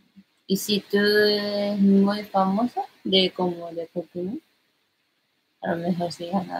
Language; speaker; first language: Spanish; non-native, learner; Japanese